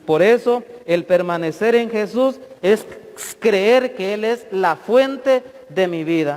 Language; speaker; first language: Spanish; native; Spanish